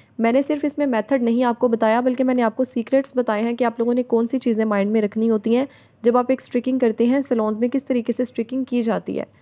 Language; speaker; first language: Urdu; native; Urdu